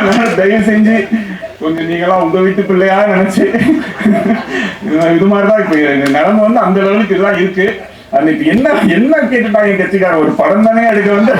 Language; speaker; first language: Tamil; native; Tamil